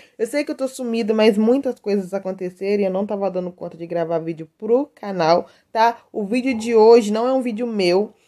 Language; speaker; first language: Portuguese; native; Portuguese